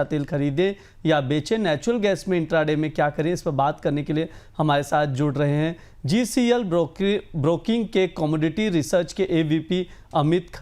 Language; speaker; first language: Hindi; native; Hindi